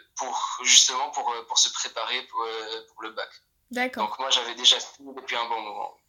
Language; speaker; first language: French; non-native, fluent; Polish